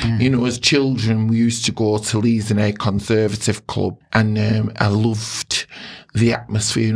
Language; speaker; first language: English; native; English